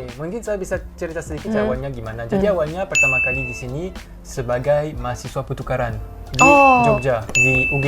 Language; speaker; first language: Indonesian; non-native, fluent; French